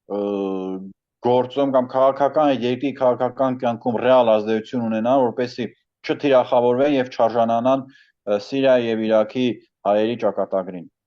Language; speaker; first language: Armenian; native; Armenian